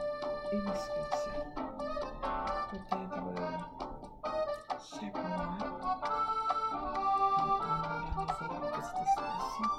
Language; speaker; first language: French; non-native, local second language; Haitian Creole